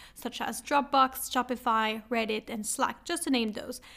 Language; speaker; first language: English; non-native, fluent; French